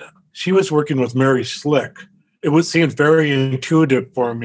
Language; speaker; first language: English; native; English